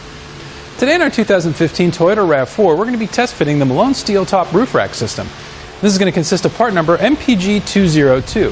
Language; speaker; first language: English; native; English